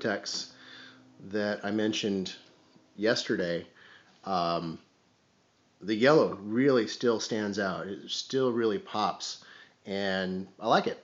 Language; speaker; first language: English; native; English